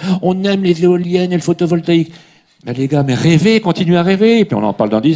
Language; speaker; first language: French; native; French